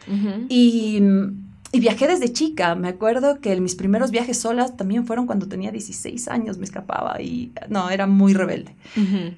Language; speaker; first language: Spanish; native; Spanish